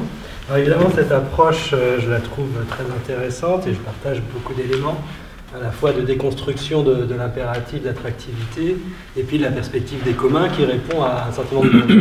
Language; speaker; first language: French; native; French